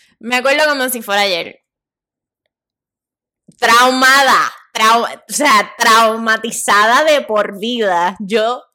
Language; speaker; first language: Spanish; native; Spanish